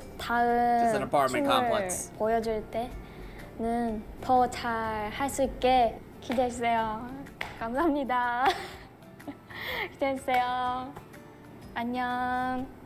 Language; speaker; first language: Korean; non-native, fluent; Japanese